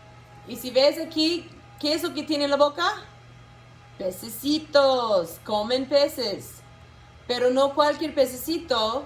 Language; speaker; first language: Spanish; non-native, local second language; English